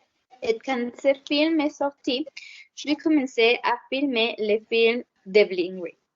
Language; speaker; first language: French; non-native, learner; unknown